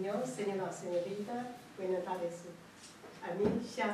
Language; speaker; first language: Spanish; non-native, learner; Chinese